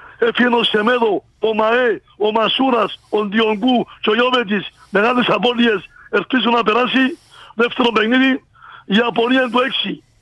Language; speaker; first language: Greek; native; Greek